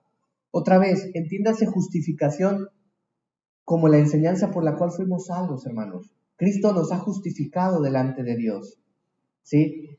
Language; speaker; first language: Spanish; native; Spanish